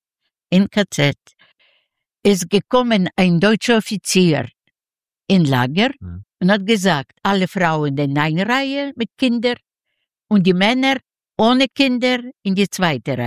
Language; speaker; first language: German; non-native, fluent; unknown